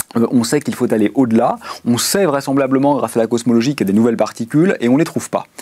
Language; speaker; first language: French; native; French